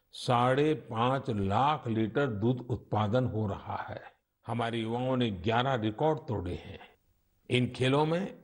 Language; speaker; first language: Hindi; non-native, local second language; Gujarati